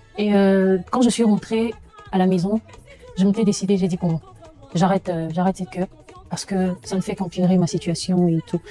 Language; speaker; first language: French; non-native, local second language; Lingala